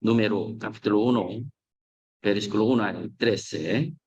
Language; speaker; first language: Spanish; non-native, learner; Korean